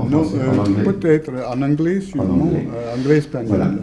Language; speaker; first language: French; non-native, fluent; Italian